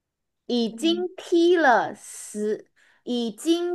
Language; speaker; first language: Chinese; non-native, fluent; Indonesian